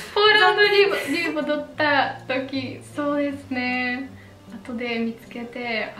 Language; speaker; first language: Japanese; non-native, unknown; Polish